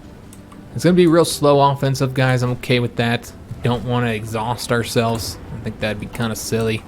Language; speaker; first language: English; native; English